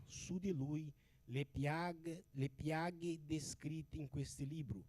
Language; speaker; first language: Italian; non-native, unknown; Portuguese